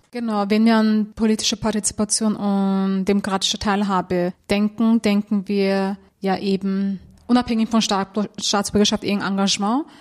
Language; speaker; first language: German; early bilingual, other home language; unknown